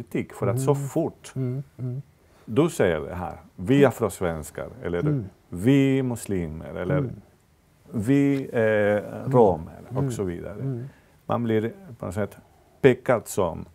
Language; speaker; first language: Swedish; non-native, fluent; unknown